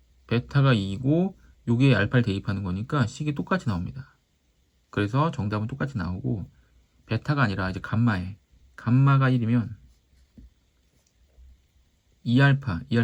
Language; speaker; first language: Korean; native; Korean